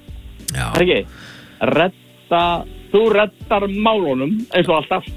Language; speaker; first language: Icelandic; native; Icelandic